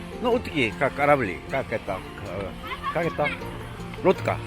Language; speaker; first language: Russian; non-native, learner; Korean